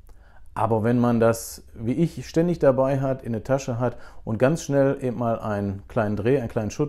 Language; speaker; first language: German; native; German